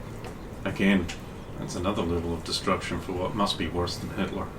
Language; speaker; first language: English; native; English